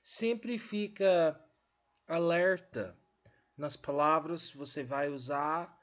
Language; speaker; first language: Portuguese; non-native, learner; English